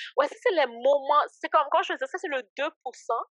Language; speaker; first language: French; early bilingual, other home language; Haitian Creole